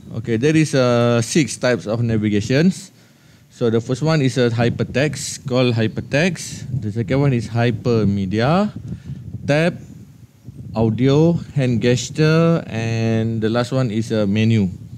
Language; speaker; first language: English; non-native, local second language; Malay